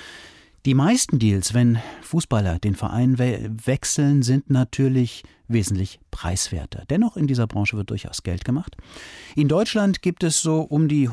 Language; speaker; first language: German; native; German